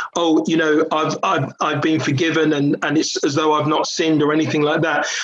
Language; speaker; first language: English; native; English